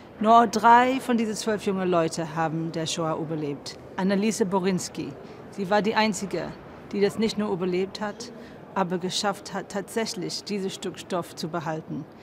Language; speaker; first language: German; non-native, fluent; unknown